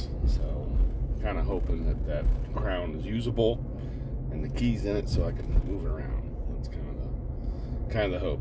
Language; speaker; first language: English; native; English